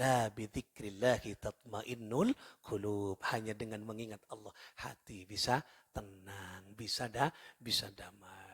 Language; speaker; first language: Indonesian; non-native, local second language; Madurese